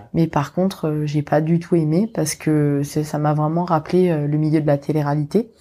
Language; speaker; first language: French; non-native, local second language; Morisyen